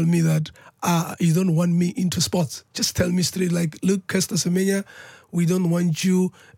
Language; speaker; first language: English; non-native, local second language; Northern Sotho